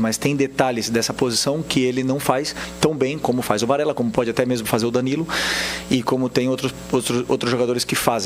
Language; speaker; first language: Portuguese; native; Portuguese